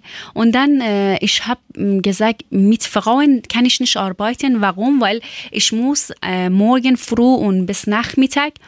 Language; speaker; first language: German; non-native, learner; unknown